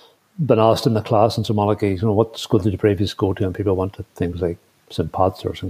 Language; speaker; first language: English; native; English